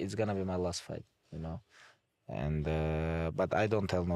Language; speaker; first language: English; non-native, fluent; Avaric